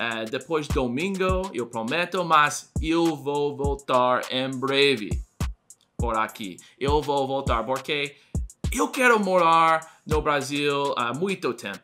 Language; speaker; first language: Portuguese; non-native, learner; English